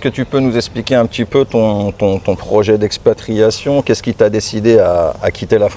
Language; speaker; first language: French; native; French